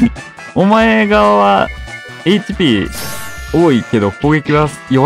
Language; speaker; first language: Japanese; native; Japanese